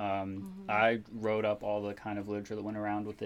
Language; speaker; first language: English; native; English